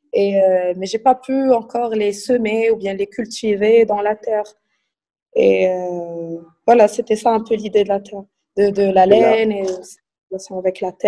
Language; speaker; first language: French; non-native, local second language; Arabic